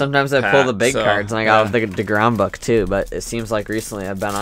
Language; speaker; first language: English; native; English